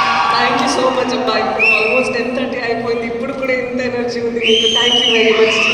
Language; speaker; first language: Telugu; non-native, local second language; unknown